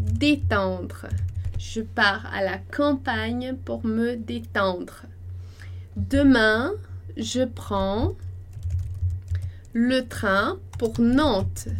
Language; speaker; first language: French; non-native, fluent; Portuguese